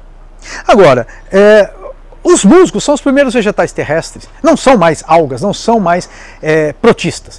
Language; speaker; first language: Portuguese; native; Portuguese